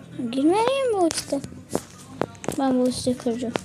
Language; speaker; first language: Turkish; native; Turkish